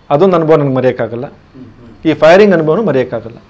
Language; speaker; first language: Kannada; native; Kannada